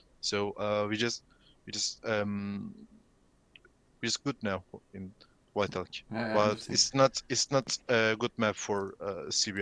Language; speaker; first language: English; non-native, learner; Turkish